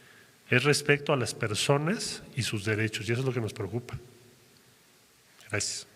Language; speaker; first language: Spanish; native; Spanish